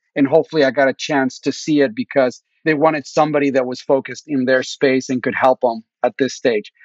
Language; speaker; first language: English; early bilingual, other home language; Spanish